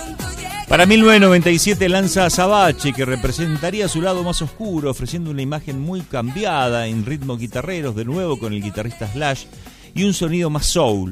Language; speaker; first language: Spanish; native; Spanish